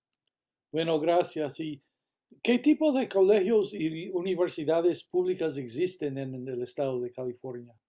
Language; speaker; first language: Spanish; early bilingual, heritage; Spanish